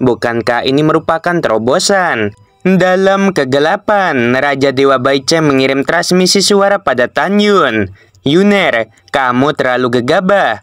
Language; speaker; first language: Indonesian; native; Indonesian